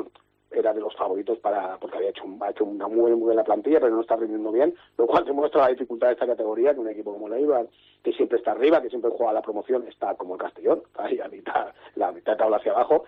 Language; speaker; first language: Spanish; native; Spanish